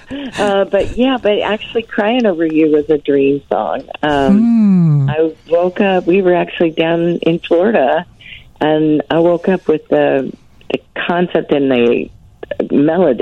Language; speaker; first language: English; native; English